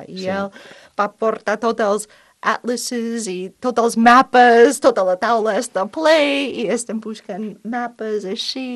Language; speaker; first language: Catalan; non-native, fluent; English